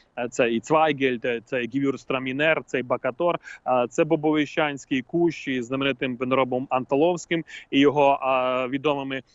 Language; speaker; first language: Ukrainian; native; Ukrainian